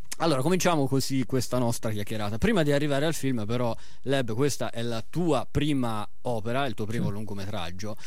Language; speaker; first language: Italian; native; Italian